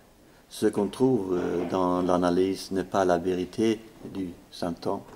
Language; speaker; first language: French; non-native, fluent; Swedish